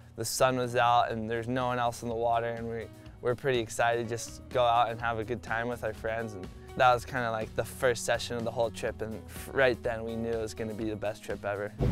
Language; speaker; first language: English; native; English